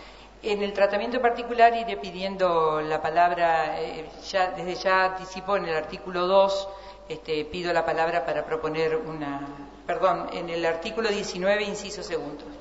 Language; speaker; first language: Spanish; native; Spanish